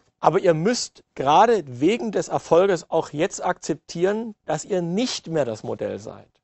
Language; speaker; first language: German; native; German